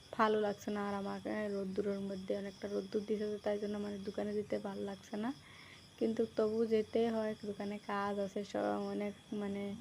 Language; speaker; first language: Bangla; non-native, local second language; Assamese